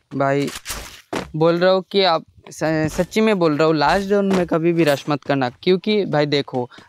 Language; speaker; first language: Hindi; non-native, local second language; Bangla